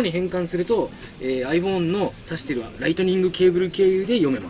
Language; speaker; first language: Japanese; native; Japanese